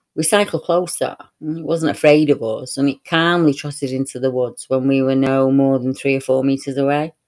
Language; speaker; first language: English; native; English